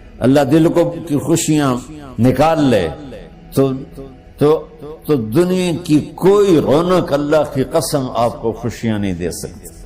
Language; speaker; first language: Urdu; non-native, local second language; Punjabi